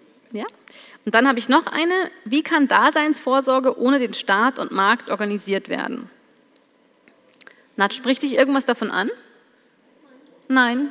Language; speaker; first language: German; native; German